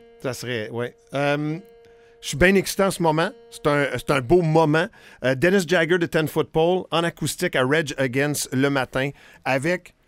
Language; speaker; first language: French; native; French